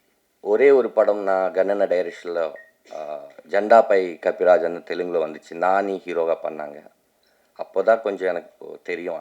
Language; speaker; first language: Tamil; non-native, learner; Telugu